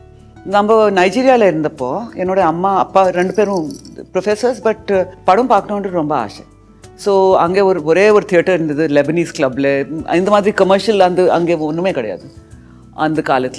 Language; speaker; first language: Tamil; early bilingual, heritage; Tamil